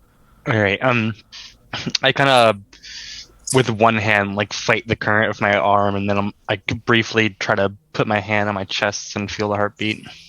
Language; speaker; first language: English; native; English